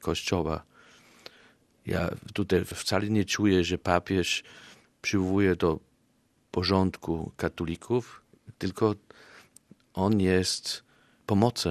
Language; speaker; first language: Polish; non-native, fluent; German